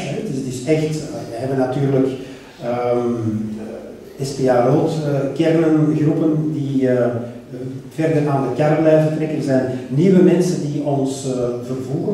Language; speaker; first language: Dutch; native; Dutch